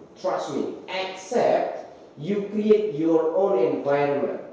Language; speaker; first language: English; non-native, fluent; Indonesian